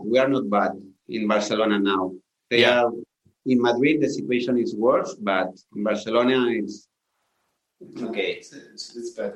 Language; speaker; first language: English; non-native, learner; Spanish